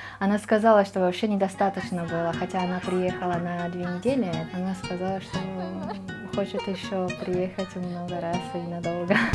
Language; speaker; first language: Russian; non-native, fluent; Japanese